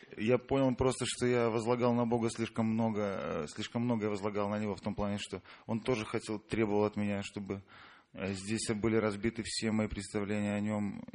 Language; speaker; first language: Russian; native; Russian